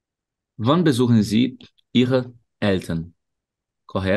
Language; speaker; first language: German; non-native, fluent; Portuguese